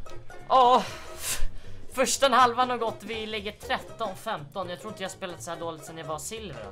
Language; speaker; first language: Swedish; native; Swedish